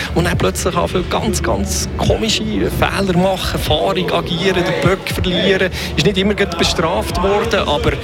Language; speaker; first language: German; native; German